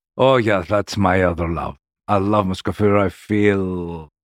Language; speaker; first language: English; non-native, learner; Greek